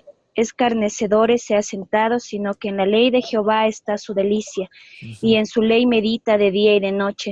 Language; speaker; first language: Spanish; native; Spanish